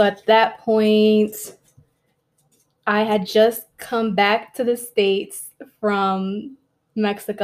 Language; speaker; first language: English; early bilingual, other home language; Spanish